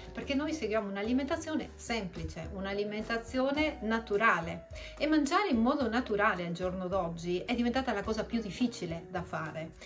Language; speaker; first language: Italian; early bilingual, other home language; Spanish